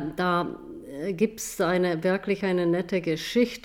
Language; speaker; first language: German; non-native, fluent; Czech